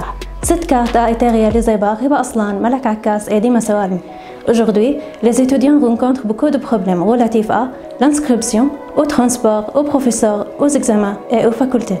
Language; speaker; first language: French; non-native, learner; Arabic